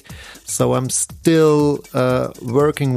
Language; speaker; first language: English; non-native, fluent; German